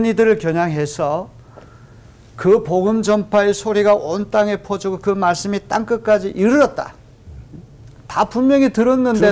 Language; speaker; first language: Korean; native; Korean